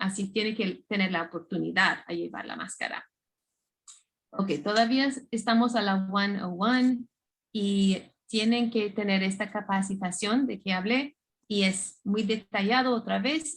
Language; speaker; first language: Spanish; non-native, fluent; English